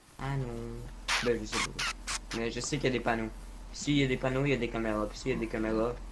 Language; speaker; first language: French; native; French